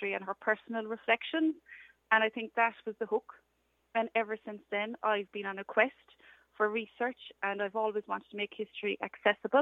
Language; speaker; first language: English; native; English